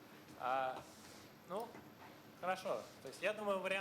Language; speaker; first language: Russian; native; Russian